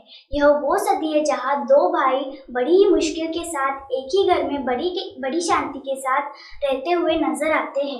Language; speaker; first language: Hindi; non-native, local second language; Marathi